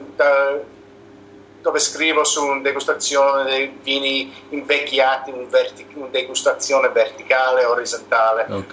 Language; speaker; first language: Italian; non-native, learner; English